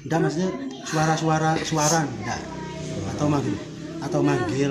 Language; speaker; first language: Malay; non-native, local second language; Javanese